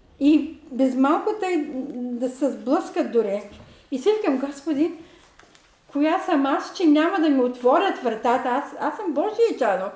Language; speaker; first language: Bulgarian; non-native, local second language; Turkish